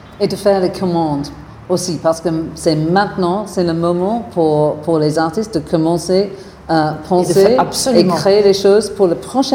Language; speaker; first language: French; non-native, fluent; English